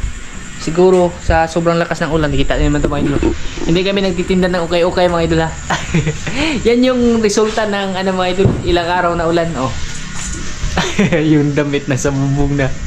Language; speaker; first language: Filipino; non-native, local second language; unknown